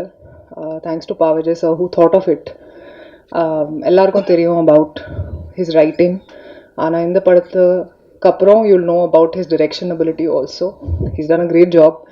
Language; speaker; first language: Tamil; non-native, fluent; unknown